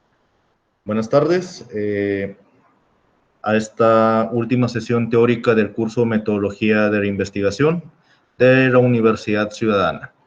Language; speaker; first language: Spanish; native; Spanish